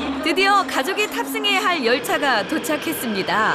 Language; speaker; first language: Korean; native; Korean